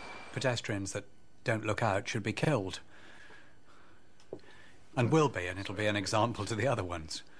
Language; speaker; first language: English; native; English